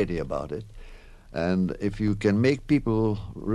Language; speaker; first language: English; native; English